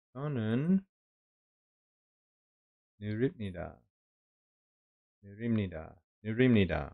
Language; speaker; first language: Korean; non-native, learner; English